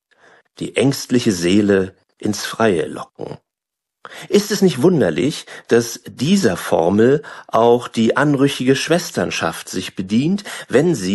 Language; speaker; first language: German; native; German